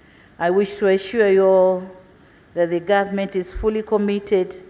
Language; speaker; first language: English; non-native, local second language; Swahili